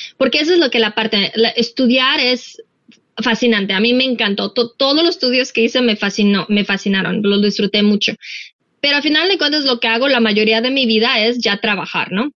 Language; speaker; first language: Spanish; non-native, fluent; Russian